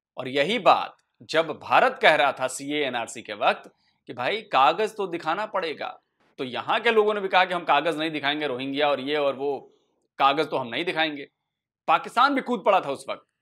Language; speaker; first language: Hindi; native; Hindi